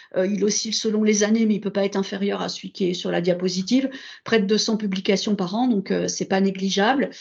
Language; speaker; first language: French; native; French